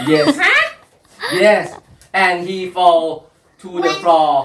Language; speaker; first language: English; non-native, learner; Thai